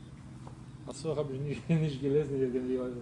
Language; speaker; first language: German; non-native, learner; Polish